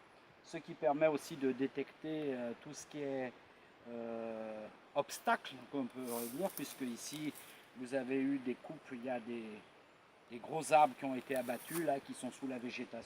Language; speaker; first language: French; native; French